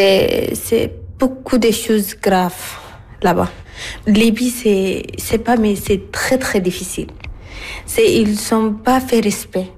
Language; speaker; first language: French; non-native, learner; Arabic